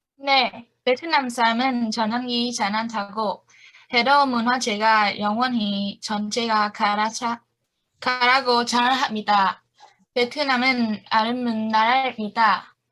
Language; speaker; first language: Korean; non-native, learner; Vietnamese